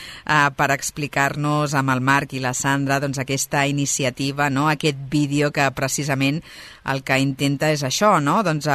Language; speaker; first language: Catalan; native; Catalan